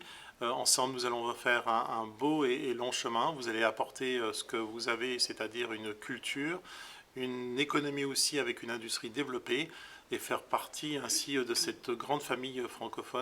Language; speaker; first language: French; native; French